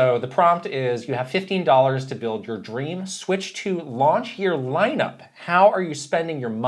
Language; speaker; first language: English; native; English